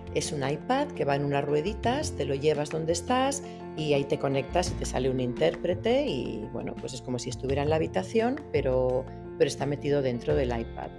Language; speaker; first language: Spanish; native; Spanish